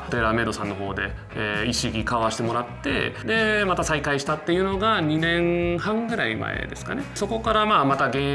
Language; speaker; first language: Japanese; native; Japanese